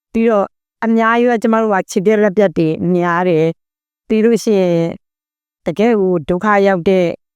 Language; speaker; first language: Burmese; native; Burmese